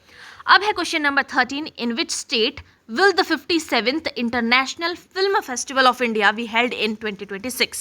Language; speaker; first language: Hindi; native; Hindi